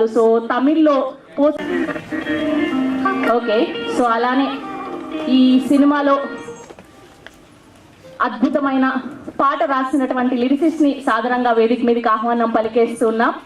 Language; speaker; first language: Telugu; native; Telugu